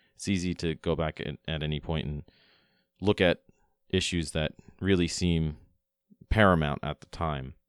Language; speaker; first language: English; native; English